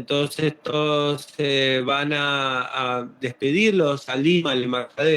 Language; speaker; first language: Spanish; native; Spanish